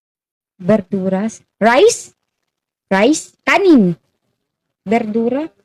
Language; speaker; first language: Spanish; non-native, learner; Filipino